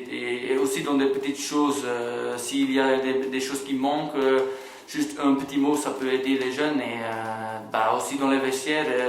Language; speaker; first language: French; non-native, local second language; Dutch